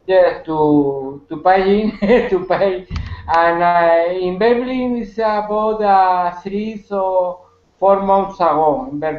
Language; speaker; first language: English; non-native, learner; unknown